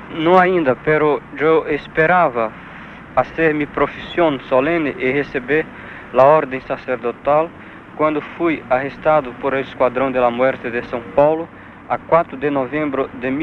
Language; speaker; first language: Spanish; non-native, learner; Portuguese